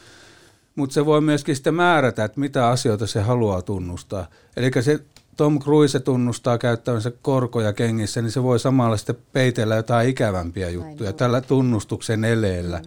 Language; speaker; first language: Finnish; native; Finnish